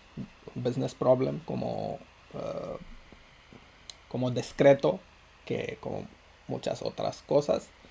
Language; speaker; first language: Spanish; non-native, fluent; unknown